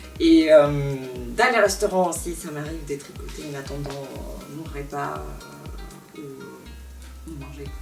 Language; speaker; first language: French; non-native, fluent; Spanish